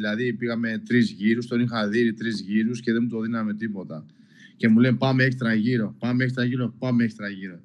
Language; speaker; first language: Greek; non-native, local second language; Albanian